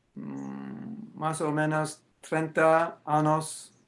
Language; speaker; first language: Spanish; non-native, learner; English